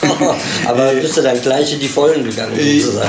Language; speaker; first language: German; native; German